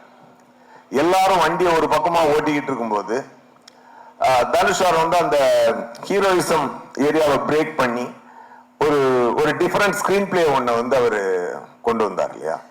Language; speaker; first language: Tamil; native; Tamil